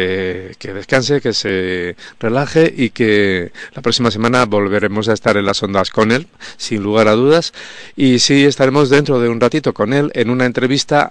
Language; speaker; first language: Spanish; native; Spanish